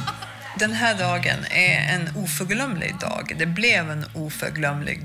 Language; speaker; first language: Swedish; native; Swedish